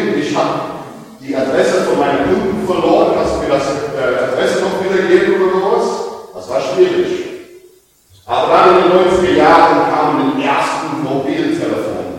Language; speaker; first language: German; non-native, learner; English